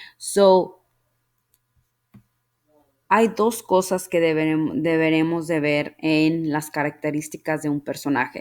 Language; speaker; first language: Spanish; early bilingual, heritage; Spanish